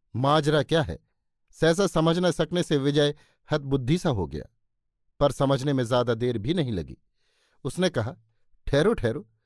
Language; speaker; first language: Hindi; native; Hindi